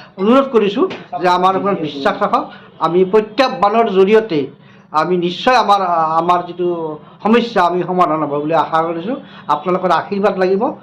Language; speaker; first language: Assamese; non-native, local second language; Bangla